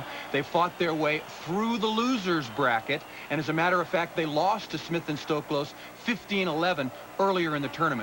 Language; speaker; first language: English; native; English